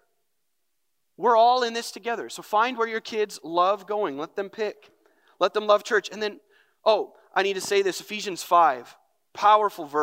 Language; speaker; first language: English; native; English